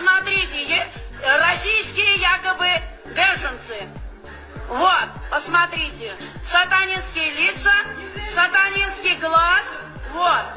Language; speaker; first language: Russian; non-native, fluent; Armenian